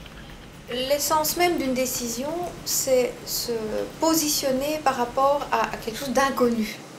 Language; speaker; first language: French; native; French